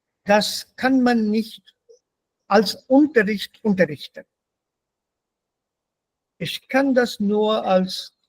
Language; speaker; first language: German; non-native, fluent; Hindi